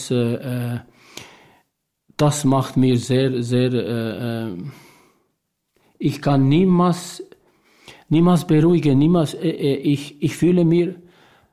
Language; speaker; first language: German; non-native, learner; Albanian